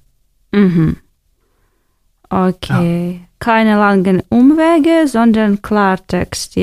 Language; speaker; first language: German; non-native, fluent; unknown